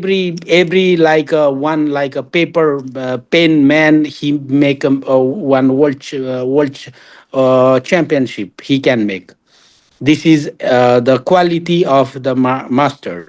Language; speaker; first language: English; non-native, learner; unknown